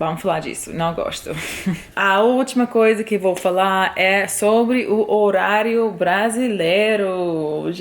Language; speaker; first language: Portuguese; non-native, fluent; English